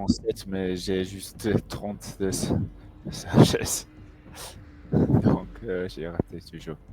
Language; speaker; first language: French; non-native, learner; English